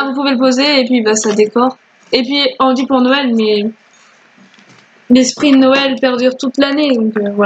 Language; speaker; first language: French; native; French